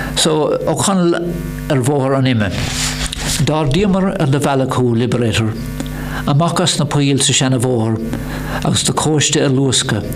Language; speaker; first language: Irish; non-native, local second language; English